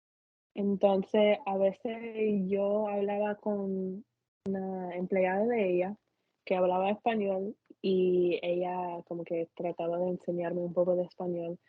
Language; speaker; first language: Spanish; non-native, fluent; English